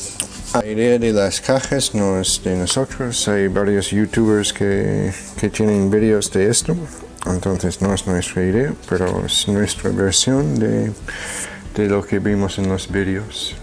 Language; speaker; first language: Spanish; non-native, fluent; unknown